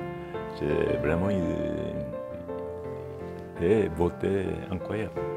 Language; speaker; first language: French; non-native, fluent; Japanese